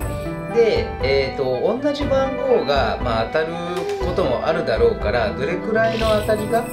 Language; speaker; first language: Japanese; native; Japanese